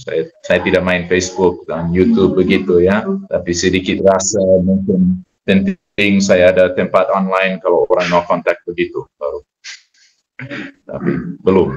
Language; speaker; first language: Indonesian; non-native, fluent; English